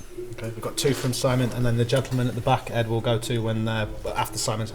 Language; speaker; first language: English; native; English